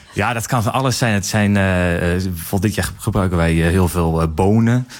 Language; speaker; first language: Dutch; native; Dutch